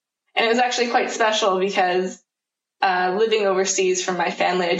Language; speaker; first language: English; native; English